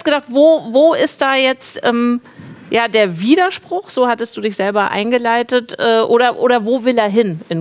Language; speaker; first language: German; native; German